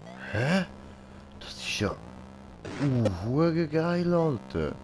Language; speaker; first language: German; native; German